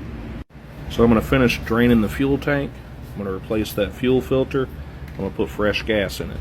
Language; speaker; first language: English; native; English